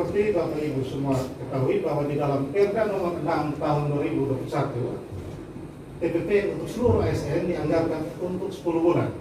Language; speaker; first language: Indonesian; native; Indonesian